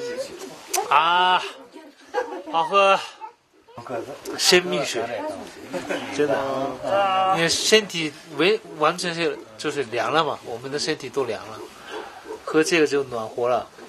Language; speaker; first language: Chinese; non-native, fluent; Japanese